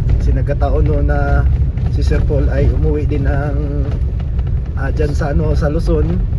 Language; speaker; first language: Filipino; non-native, local second language; Cebuano